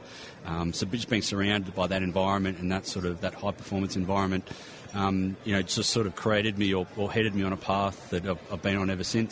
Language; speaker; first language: English; native; English